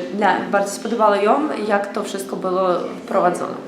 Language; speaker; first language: Polish; non-native, learner; Ukrainian